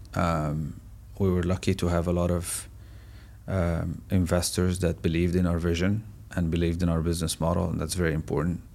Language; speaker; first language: English; non-native, fluent; Arabic